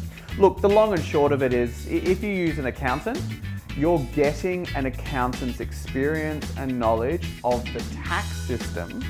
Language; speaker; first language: English; native; English